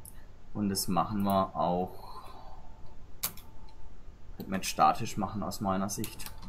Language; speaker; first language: German; native; German